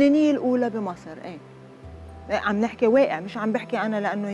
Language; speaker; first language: Arabic; native; Arabic